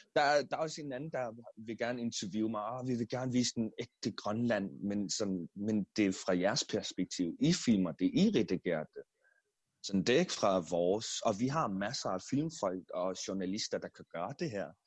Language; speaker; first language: Danish; non-native, local second language; Kalaallisut